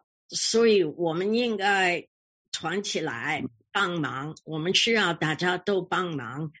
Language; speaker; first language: Chinese; early bilingual, heritage; English